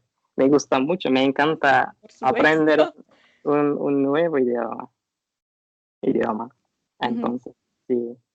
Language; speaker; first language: Spanish; non-native, learner; Turkish